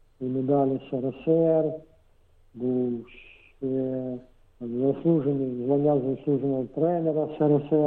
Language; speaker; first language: Ukrainian; non-native, local second language; Russian